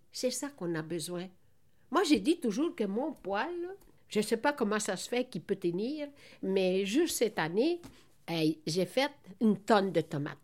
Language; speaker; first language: French; non-native, fluent; Italian